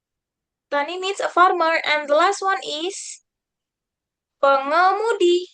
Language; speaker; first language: English; non-native, fluent; Indonesian